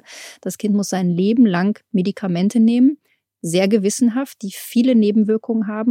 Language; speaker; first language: German; native; German